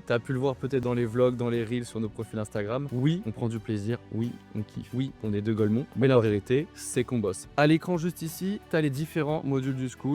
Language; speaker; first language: French; native; French